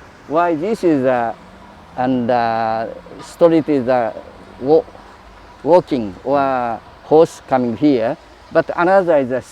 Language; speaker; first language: English; non-native, learner; Japanese